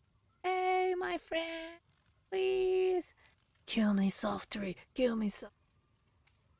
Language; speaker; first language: English; non-native, learner; Japanese